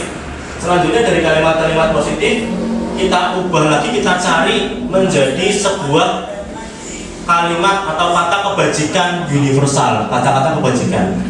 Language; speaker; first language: Indonesian; native; Indonesian